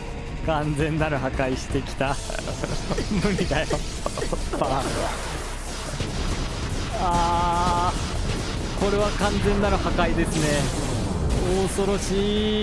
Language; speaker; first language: Japanese; native; Japanese